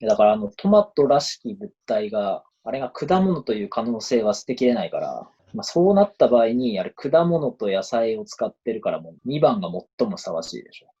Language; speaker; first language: Japanese; native; Japanese